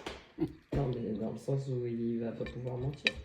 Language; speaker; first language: French; native; French